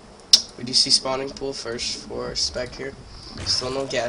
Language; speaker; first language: English; native; English